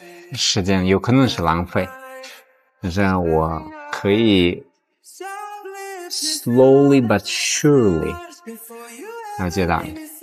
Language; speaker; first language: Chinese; non-native, fluent; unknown